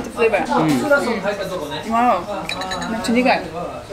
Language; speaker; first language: Japanese; non-native, learner; English